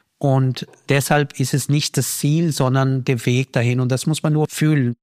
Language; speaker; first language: German; non-native, fluent; Hindi